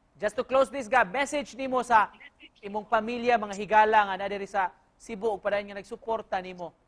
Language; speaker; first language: Cebuano; native; Cebuano